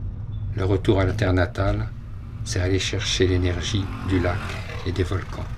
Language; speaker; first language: French; native; French